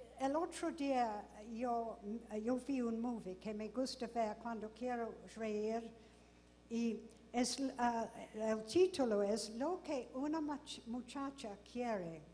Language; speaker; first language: Spanish; non-native, fluent; English